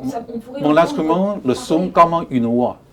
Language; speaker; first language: French; non-native, learner; Chinese